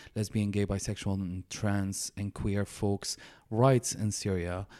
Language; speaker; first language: English; non-native, fluent; Arabic